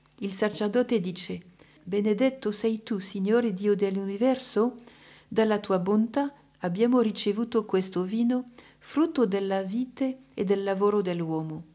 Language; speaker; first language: Italian; non-native, fluent; French